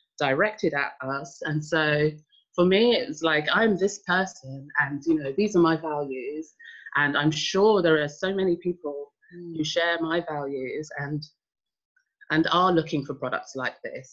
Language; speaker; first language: English; native; English